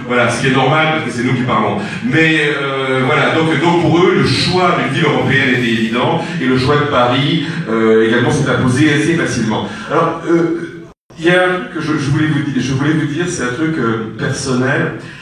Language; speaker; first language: French; native; French